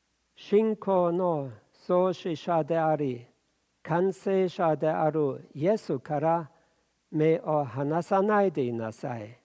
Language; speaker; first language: Japanese; non-native, fluent; German